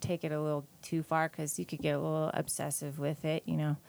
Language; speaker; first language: English; native; English